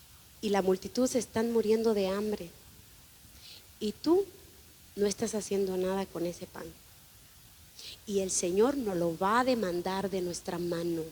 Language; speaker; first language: Spanish; native; Spanish